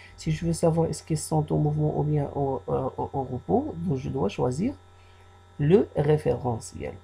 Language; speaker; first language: French; non-native, local second language; Arabic